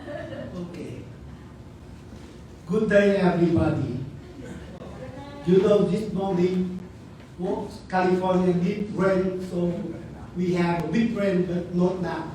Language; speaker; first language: English; non-native, learner; Vietnamese